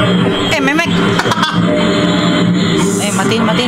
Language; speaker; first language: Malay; non-native, local second language; Sundanese